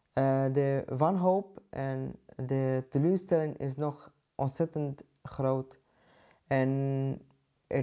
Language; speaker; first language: Dutch; non-native, fluent; Arabic